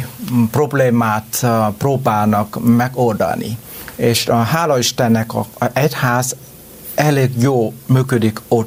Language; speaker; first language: Hungarian; non-native, learner; Vietnamese